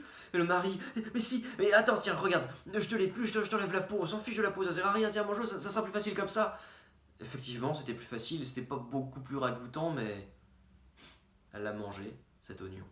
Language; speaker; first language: French; native; French